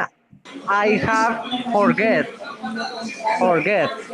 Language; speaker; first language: English; non-native, learner; Spanish